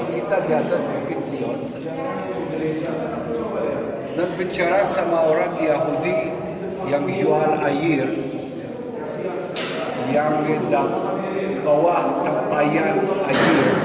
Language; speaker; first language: Indonesian; non-native, learner; Hebrew